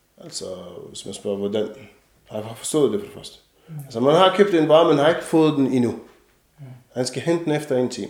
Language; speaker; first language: Danish; non-native, fluent; Arabic